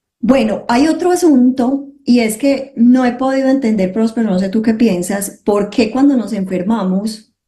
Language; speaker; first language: Spanish; native; Spanish